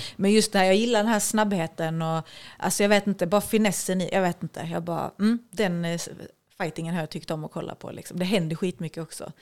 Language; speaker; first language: Swedish; native; Swedish